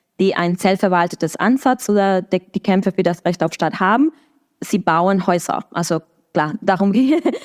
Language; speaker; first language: German; non-native, fluent; Spanish